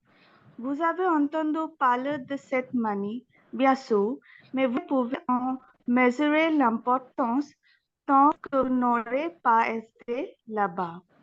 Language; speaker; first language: French; non-native, learner; Bangla